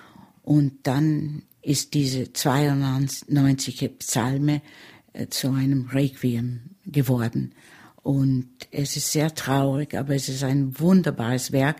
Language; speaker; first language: German; early bilingual, heritage; German